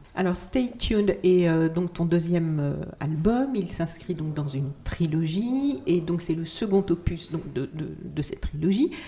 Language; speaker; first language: French; native; French